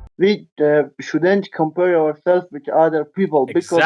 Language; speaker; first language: English; non-native, learner; Persian